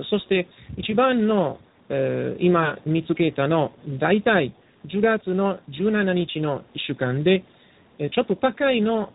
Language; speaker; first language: Japanese; non-native, learner; Italian